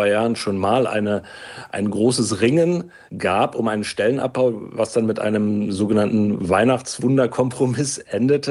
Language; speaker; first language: German; native; German